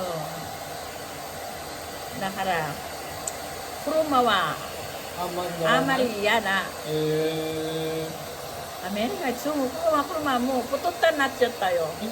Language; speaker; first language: Japanese; non-native, learner; Filipino